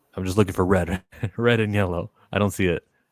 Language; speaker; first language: English; native; English